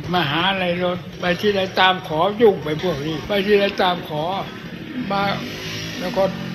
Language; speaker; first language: Thai; non-native, local second language; Northeastern Thai